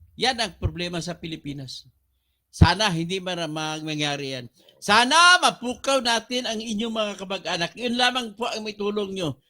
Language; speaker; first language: Filipino; non-native, local second language; Cebuano